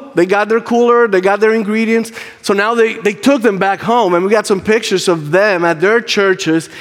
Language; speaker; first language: English; non-native, fluent; Spanish